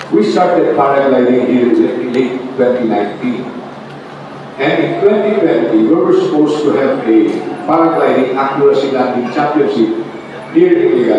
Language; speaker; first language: English; non-native, local second language; Bikol